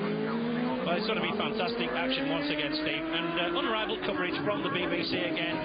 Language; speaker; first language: English; native; English